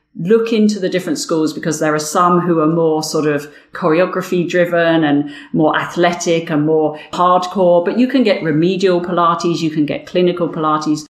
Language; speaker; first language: English; native; English